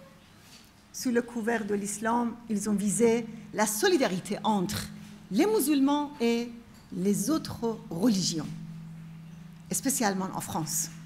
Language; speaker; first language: French; non-native, fluent; Persian